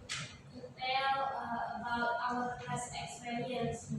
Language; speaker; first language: English; non-native, learner; Indonesian